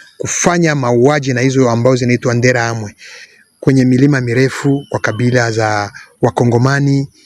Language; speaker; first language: Swahili; non-native, local second language; Kinyarwanda